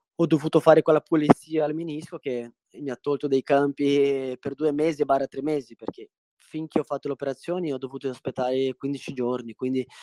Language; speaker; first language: Italian; non-native, fluent; Portuguese